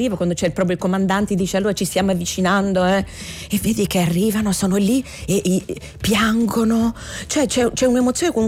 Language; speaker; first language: Italian; native; Italian